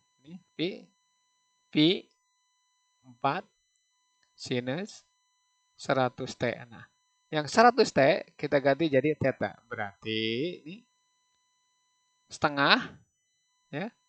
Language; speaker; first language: Indonesian; native; Indonesian